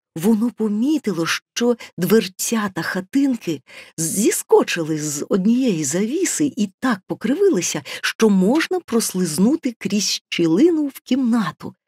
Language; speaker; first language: Ukrainian; native; Ukrainian